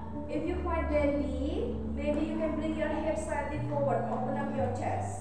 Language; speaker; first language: English; non-native, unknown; Indonesian